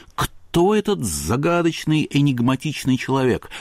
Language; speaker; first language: Russian; native; Russian